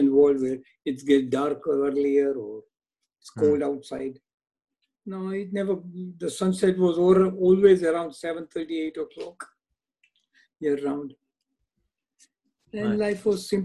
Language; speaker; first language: English; non-native, local second language; Gujarati